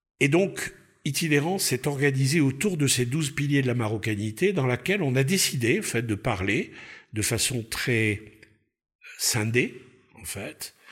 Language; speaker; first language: French; native; French